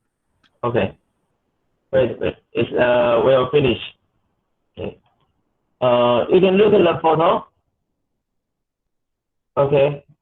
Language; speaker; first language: English; non-native, learner; Chinese